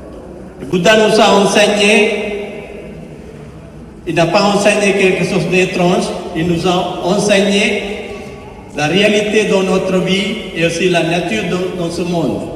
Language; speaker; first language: French; non-native, fluent; Sinhala